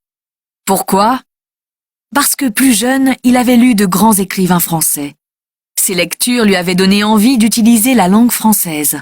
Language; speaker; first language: French; native; French